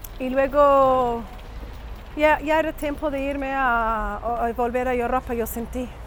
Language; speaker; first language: Spanish; non-native, fluent; English